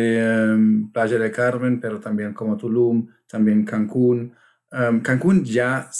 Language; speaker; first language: Spanish; non-native, fluent; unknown